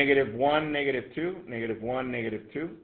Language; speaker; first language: English; native; English